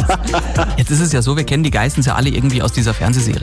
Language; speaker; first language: German; native; German